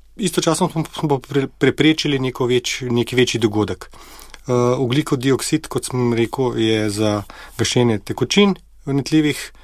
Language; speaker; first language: Slovenian; native; Slovenian